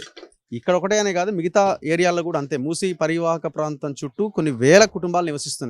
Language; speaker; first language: Telugu; native; Telugu